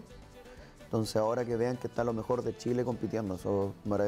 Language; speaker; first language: Spanish; native; Spanish